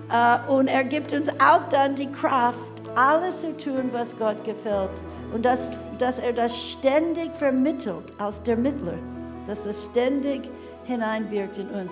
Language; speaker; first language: German; non-native, fluent; English